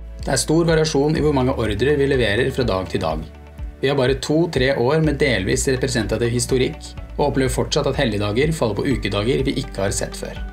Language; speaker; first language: Norwegian; native; Norwegian